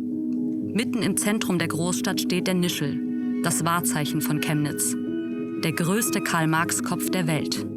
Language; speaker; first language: German; native; German